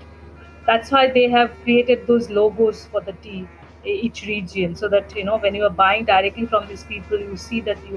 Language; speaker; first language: English; non-native, local second language; Bangla